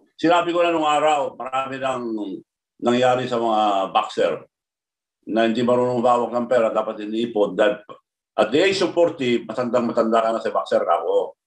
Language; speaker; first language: Filipino; non-native, local second language; Iloko